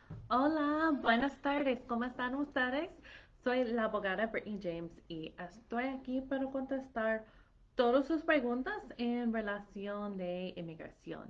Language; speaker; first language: Spanish; non-native, fluent; English